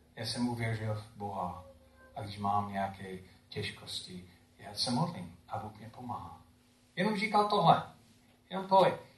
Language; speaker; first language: Czech; non-native, fluent; English